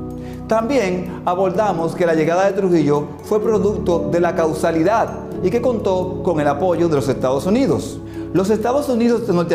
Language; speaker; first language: Spanish; native; Spanish